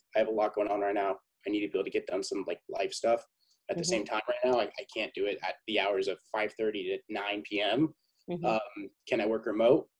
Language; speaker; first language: English; native; English